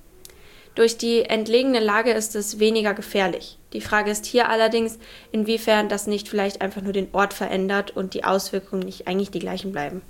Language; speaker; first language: German; native; German